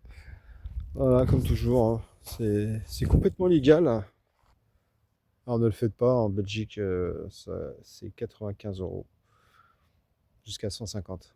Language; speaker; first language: French; native; French